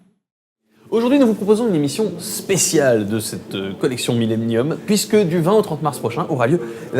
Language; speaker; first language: French; native; French